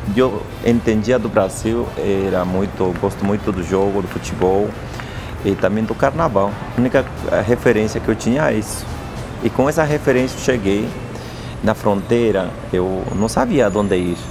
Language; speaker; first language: Portuguese; non-native, fluent; Quechua